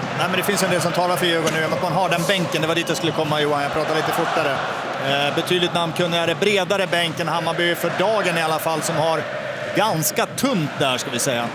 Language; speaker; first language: Swedish; native; Swedish